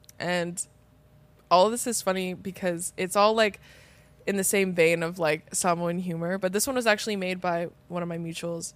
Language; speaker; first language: English; native; English